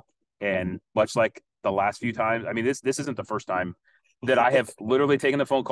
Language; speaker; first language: English; native; English